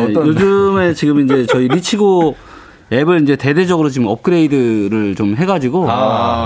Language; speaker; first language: Korean; native; Korean